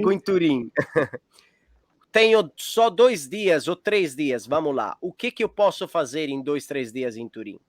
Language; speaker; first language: Portuguese; non-native, fluent; Italian